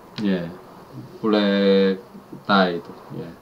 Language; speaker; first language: English; non-native, learner; Korean